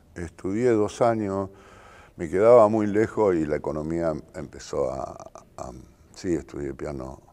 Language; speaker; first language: Spanish; native; Spanish